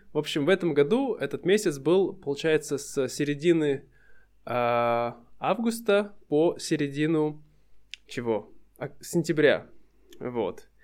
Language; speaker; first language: Russian; native; Russian